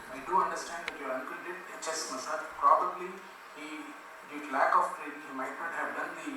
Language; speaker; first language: English; non-native, local second language; Telugu